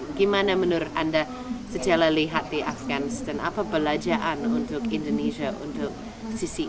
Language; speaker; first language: Indonesian; non-native, fluent; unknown